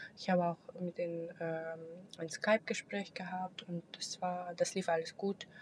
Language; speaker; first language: German; non-native, fluent; Russian